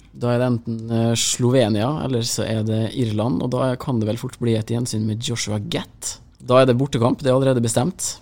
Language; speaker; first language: Norwegian; native; Norwegian